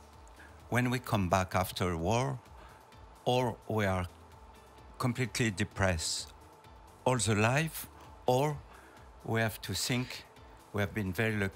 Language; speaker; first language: English; non-native, learner; French